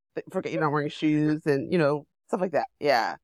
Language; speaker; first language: English; native; English